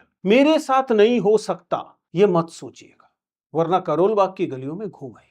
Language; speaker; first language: Hindi; native; Hindi